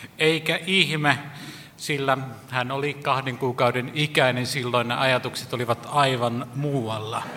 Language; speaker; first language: Finnish; native; Finnish